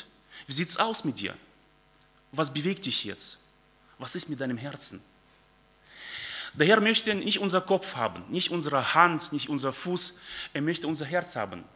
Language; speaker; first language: German; early bilingual, other home language; Russian